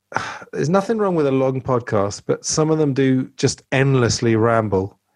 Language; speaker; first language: English; native; English